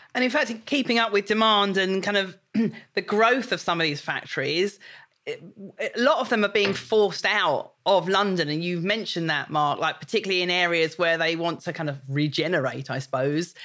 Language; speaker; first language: English; native; English